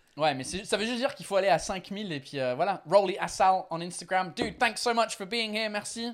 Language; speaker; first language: French; non-native, fluent; English